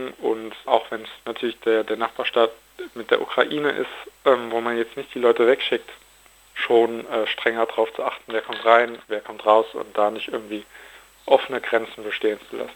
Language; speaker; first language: German; native; German